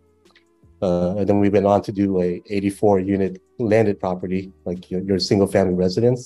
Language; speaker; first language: English; native; English